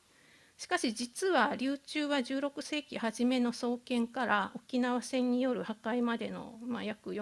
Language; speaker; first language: Japanese; native; Japanese